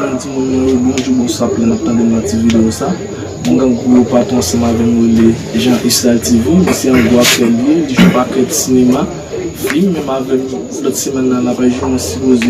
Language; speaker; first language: French; non-native, learner; Haitian Creole